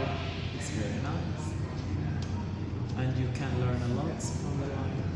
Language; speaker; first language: English; non-native, learner; Arabic